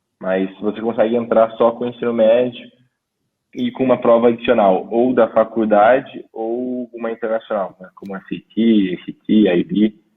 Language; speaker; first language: Portuguese; native; Portuguese